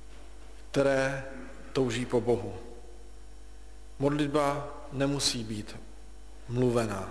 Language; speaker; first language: Czech; native; Czech